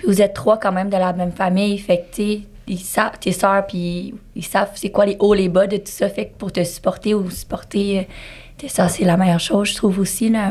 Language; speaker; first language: French; native; French